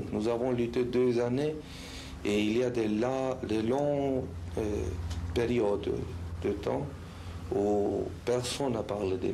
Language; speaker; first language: French; non-native, learner; Spanish